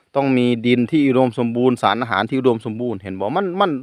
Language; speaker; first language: Thai; non-native, local second language; Northeastern Thai